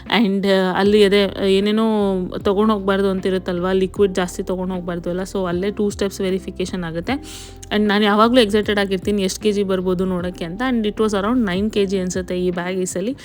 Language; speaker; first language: Kannada; native; Kannada